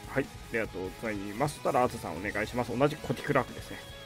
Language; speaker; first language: Japanese; native; Japanese